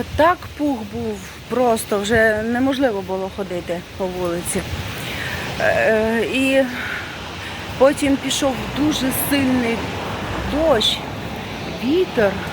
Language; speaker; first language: Ukrainian; native; Ukrainian